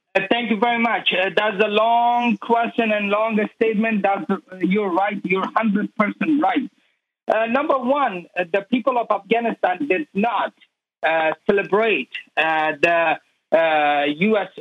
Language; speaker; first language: English; non-native, learner; Persian